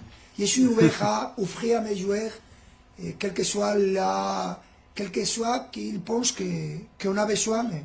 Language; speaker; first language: French; non-native, fluent; Spanish